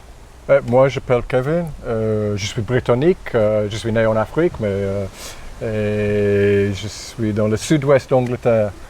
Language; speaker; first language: French; non-native, fluent; English